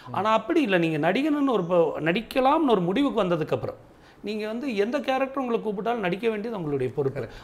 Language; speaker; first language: Tamil; non-native, local second language; Malayalam